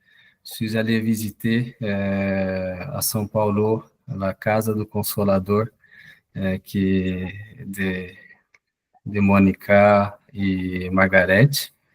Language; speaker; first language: French; non-native, fluent; Portuguese